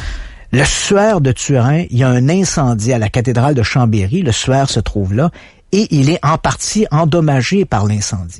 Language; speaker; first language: French; native; French